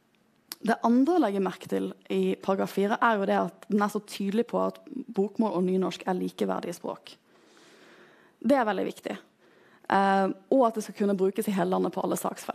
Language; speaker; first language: Norwegian; native; Norwegian